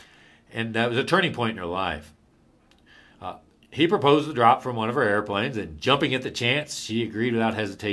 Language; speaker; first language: English; native; English